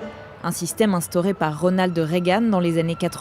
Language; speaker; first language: French; native; French